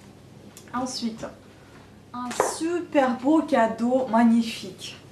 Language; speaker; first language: French; non-native, fluent; Russian